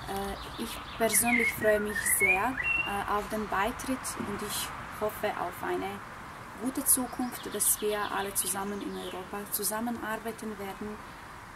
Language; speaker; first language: German; non-native, fluent; Croatian